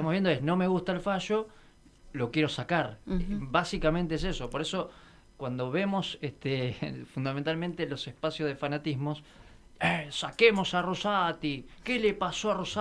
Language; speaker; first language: Spanish; native; Spanish